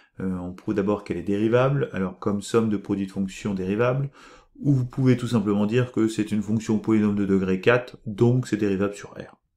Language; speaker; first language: French; native; French